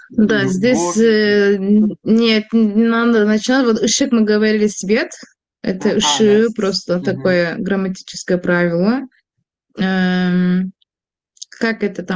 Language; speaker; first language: Russian; non-native, fluent; Turkish